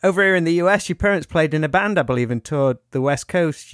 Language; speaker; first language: English; native; English